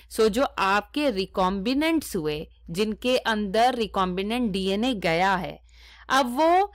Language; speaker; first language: Hindi; native; Hindi